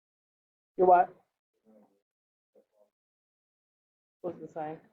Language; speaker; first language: English; native; English